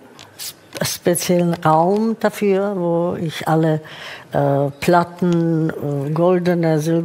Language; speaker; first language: German; non-native, fluent; Czech